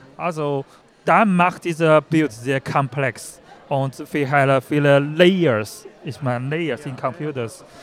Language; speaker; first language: German; non-native, learner; Chinese